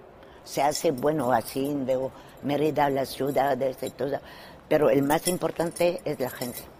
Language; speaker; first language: Spanish; non-native, fluent; French